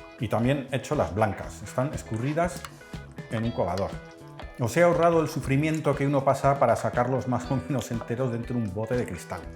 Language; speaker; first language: Spanish; non-native, fluent; Dutch